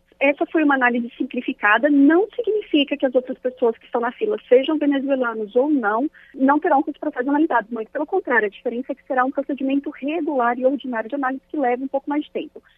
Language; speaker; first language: Portuguese; native; Portuguese